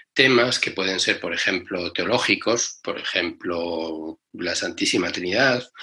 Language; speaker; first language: Spanish; native; Spanish